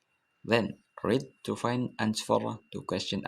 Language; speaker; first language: English; non-native, learner; Indonesian